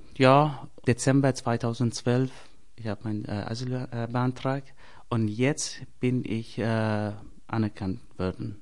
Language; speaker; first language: German; non-native, learner; Persian